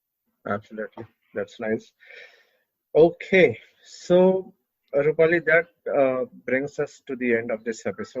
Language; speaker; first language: English; non-native, local second language; Hindi